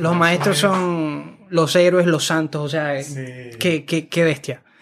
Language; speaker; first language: Spanish; native; Spanish